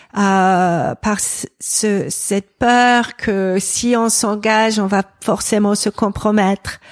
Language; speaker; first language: French; non-native, fluent; English